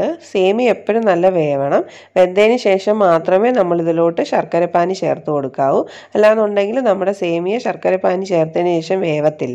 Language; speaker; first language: Malayalam; native; Malayalam